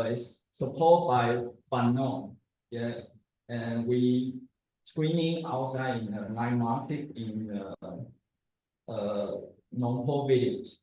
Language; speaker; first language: English; non-native, learner; Chinese